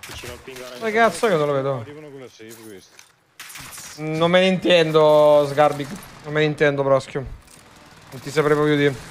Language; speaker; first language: Italian; native; Italian